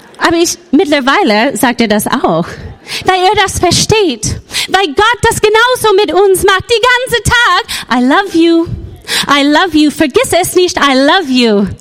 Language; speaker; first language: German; non-native, fluent; English